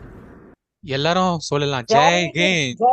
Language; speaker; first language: Tamil; native; Tamil